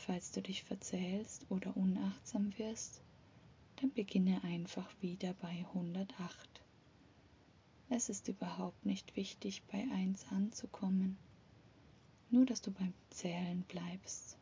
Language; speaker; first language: German; native; German